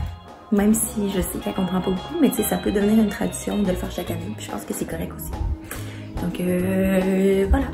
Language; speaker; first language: French; native; French